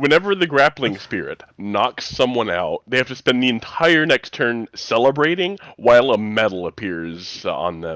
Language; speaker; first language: English; native; English